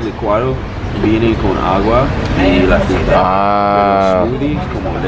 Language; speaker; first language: Spanish; non-native, fluent; English